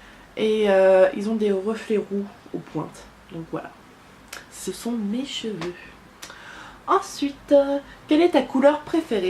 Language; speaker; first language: French; native; French